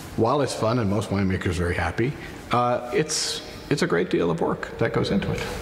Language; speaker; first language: English; native; English